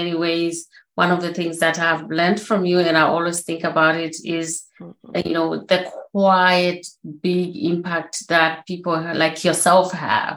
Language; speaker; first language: English; non-native, local second language; Shona